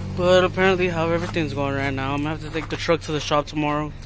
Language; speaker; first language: English; early bilingual, other home language; Spanish